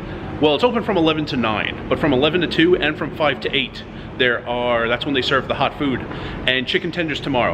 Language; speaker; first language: English; native; English